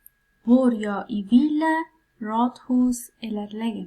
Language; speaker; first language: Swedish; non-native, fluent; Persian